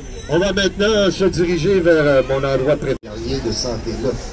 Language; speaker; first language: French; native; French